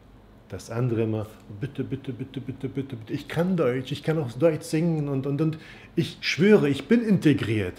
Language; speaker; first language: German; non-native, fluent; Turkish